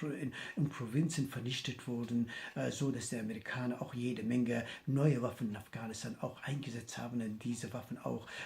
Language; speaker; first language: German; non-native, fluent; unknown